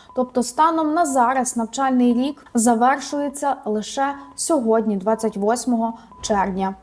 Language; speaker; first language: Ukrainian; native; Ukrainian